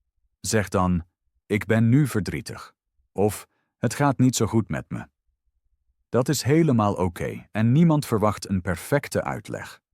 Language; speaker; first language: Dutch; non-native, fluent; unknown